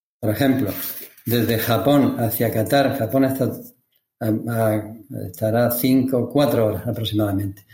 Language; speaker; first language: Spanish; native; Spanish